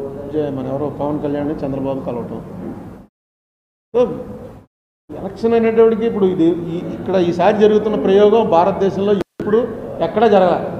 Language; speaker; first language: Telugu; native; Telugu